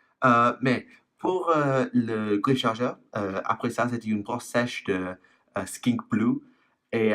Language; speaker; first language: French; non-native, fluent; English